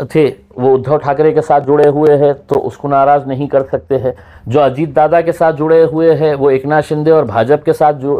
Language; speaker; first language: Hindi; native; Hindi